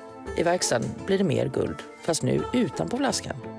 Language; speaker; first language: Swedish; native; Swedish